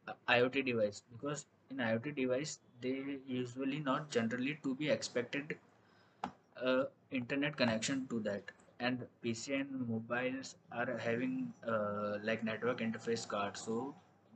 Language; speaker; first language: English; non-native, local second language; Gujarati